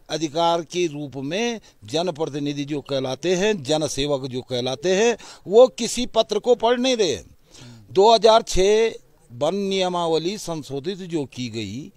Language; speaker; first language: Hindi; native; Hindi